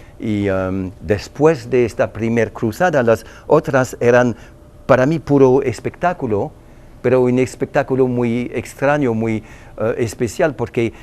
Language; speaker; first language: Spanish; non-native, learner; French